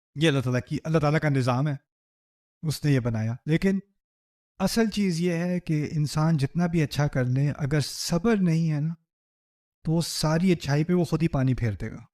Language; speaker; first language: Urdu; early bilingual, heritage; Urdu